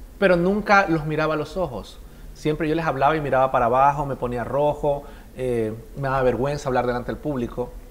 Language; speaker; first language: Spanish; native; Spanish